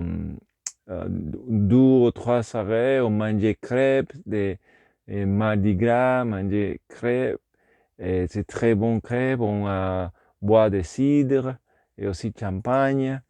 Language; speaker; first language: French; non-native, learner; Spanish